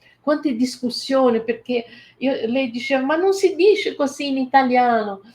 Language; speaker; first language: Italian; non-native, fluent; Portuguese